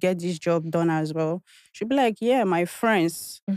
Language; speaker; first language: English; non-native, local second language; Igbo